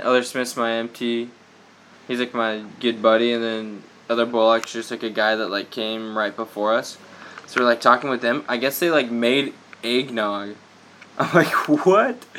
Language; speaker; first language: English; native; English